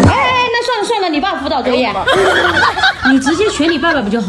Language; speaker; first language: Chinese; native; Chinese